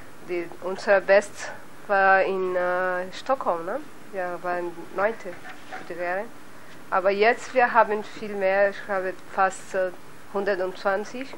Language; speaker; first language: German; non-native, learner; Portuguese